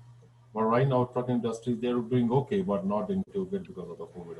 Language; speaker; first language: English; non-native, fluent; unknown